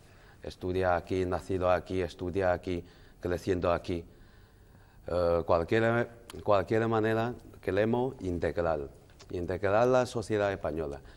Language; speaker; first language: Spanish; non-native, learner; Chinese